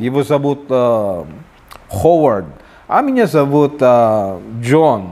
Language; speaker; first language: Russian; non-native, fluent; Filipino